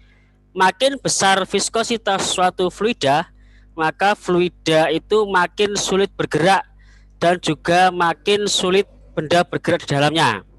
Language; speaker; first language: Indonesian; native; Indonesian